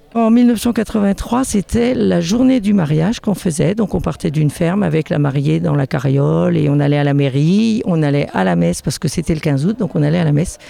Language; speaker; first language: French; native; French